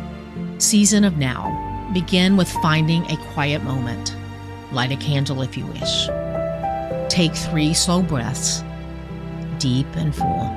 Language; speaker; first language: English; native; English